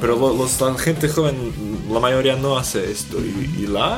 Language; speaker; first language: Spanish; non-native, fluent; Slovak